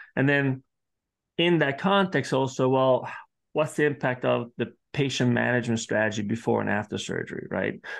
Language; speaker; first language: English; early bilingual, other home language; Italian